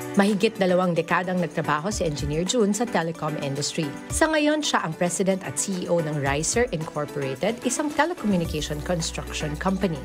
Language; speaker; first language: Filipino; native; Filipino